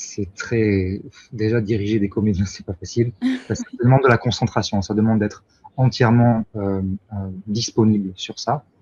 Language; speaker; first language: French; native; French